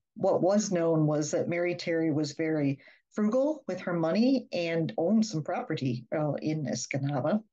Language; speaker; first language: English; native; English